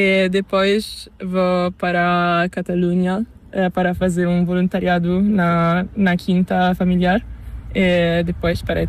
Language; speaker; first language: Spanish; non-native, learner; Italian